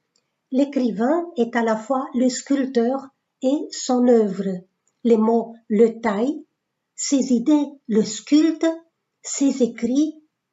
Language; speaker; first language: French; non-native, fluent; Romanian